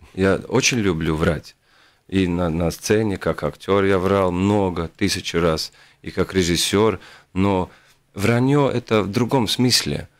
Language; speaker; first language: Russian; non-native, local second language; Latvian